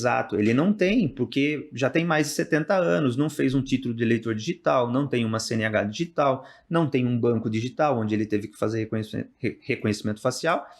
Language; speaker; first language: Portuguese; native; Portuguese